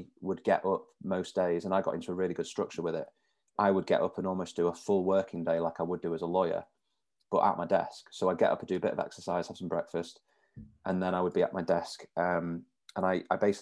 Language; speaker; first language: English; native; English